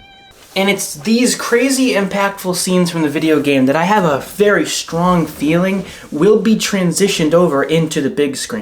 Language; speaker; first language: English; native; English